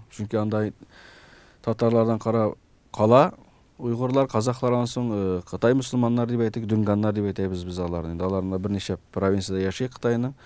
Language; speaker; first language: Tatar; early bilingual, heritage; Tatar